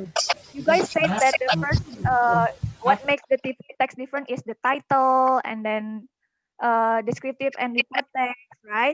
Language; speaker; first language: English; non-native, learner; Indonesian